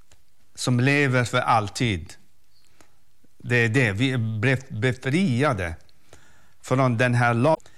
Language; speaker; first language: Swedish; non-native, fluent; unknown